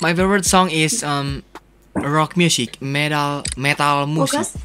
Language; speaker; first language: English; non-native, learner; Indonesian